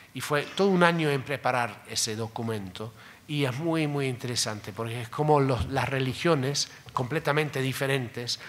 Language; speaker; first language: Spanish; non-native, fluent; English